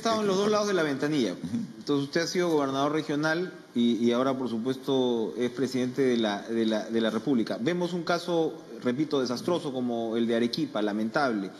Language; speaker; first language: Spanish; native; Spanish